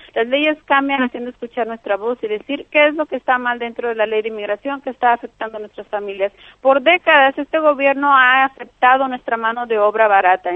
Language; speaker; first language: Spanish; native; Spanish